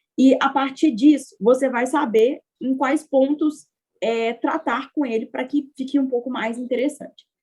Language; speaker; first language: Portuguese; native; Portuguese